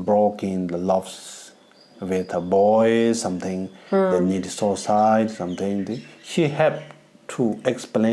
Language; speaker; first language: English; non-native, learner; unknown